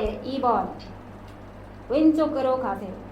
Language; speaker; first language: Korean; non-native, fluent; Indonesian